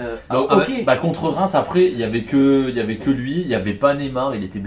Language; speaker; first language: French; native; French